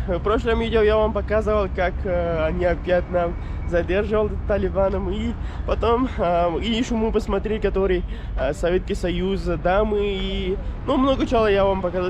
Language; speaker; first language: Russian; non-native, learner; Pashto